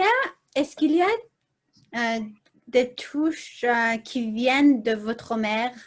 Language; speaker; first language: French; non-native, learner; English